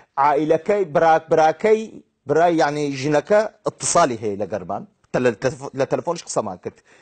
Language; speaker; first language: Central Kurdish; non-native, local second language; Turkish